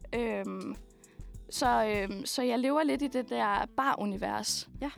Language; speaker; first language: Danish; native; Danish